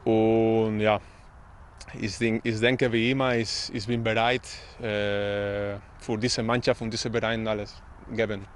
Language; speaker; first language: German; non-native, learner; Spanish